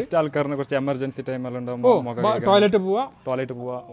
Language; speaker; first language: Malayalam; non-native, local second language; Kannada